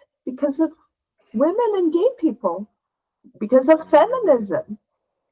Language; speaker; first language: English; non-native, fluent; Portuguese